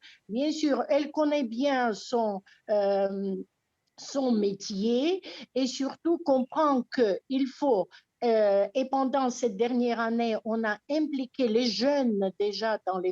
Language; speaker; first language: French; non-native, fluent; Russian